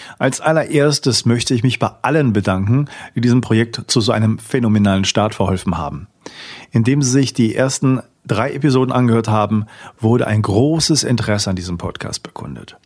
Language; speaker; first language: German; native; German